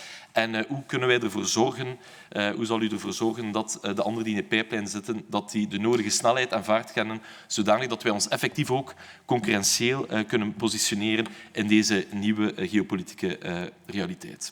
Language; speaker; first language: Dutch; native; Dutch